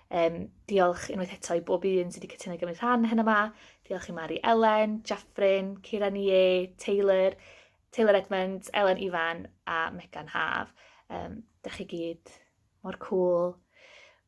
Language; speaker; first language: Welsh; native; Welsh